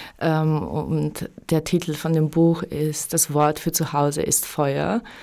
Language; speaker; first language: German; native; German